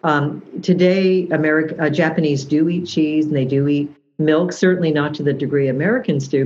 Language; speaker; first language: English; early bilingual, other home language; Japanese